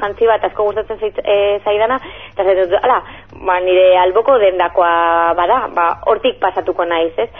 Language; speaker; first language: Basque; non-native, local second language; Spanish